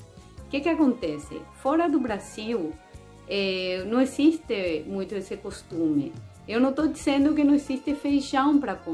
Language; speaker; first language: Portuguese; non-native, fluent; Spanish